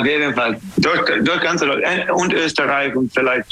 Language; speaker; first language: German; non-native, learner; English